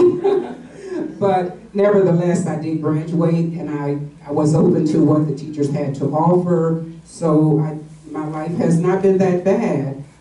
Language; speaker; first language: English; native; English